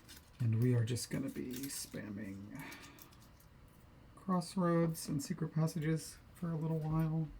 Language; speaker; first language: English; native; English